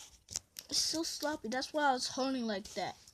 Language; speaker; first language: English; native; English